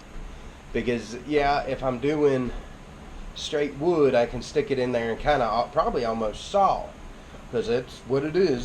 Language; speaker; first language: English; native; English